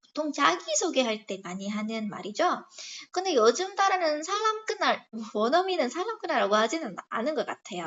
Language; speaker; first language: Korean; non-native, fluent; Indonesian